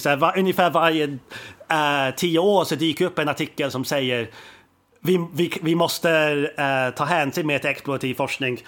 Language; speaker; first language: Swedish; native; Swedish